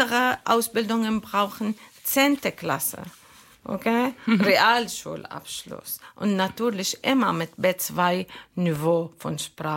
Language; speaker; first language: German; non-native, learner; Arabic